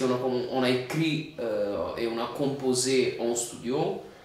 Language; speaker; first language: French; non-native, fluent; Italian